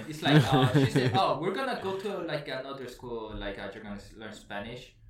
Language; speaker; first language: English; early bilingual, heritage; Spanish